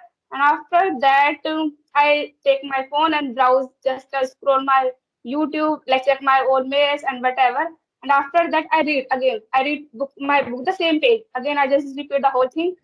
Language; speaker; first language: English; non-native, learner; Hindi